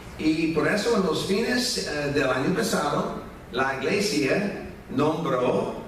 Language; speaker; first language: Spanish; non-native, fluent; English